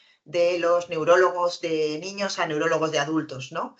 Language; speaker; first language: Spanish; native; Spanish